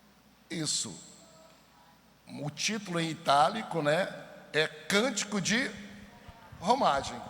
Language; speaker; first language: Portuguese; native; Portuguese